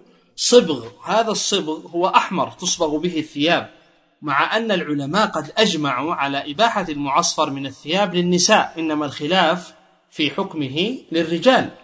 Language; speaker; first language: Arabic; native; Arabic